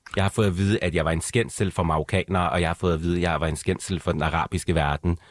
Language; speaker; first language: Danish; early bilingual, other home language; Arabic